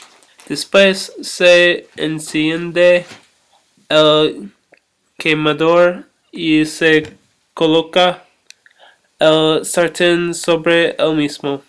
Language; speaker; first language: Spanish; non-native, learner; English